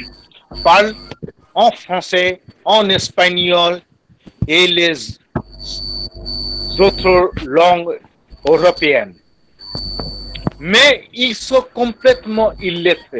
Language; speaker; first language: French; non-native, fluent; Bangla